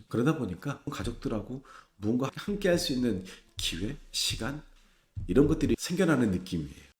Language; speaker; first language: Korean; native; Korean